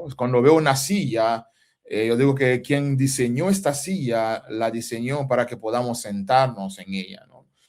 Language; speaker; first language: Spanish; non-native, fluent; Haitian Creole